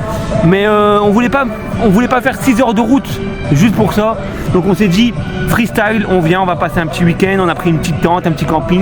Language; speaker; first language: French; native; French